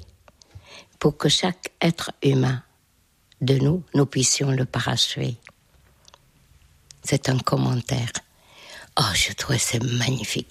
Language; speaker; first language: French; non-native, fluent; Hungarian